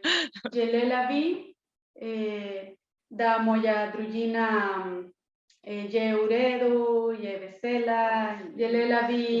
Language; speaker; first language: Slovenian; non-native, learner; Spanish